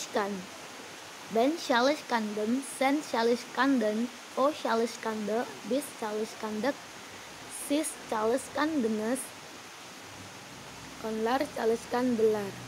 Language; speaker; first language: Turkish; non-native, learner; Indonesian